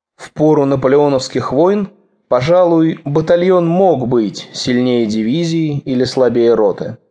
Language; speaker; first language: Russian; native; Russian